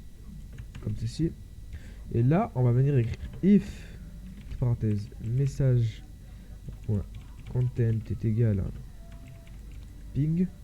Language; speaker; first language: French; native; French